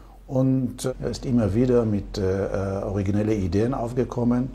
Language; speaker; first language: German; non-native, fluent; Hebrew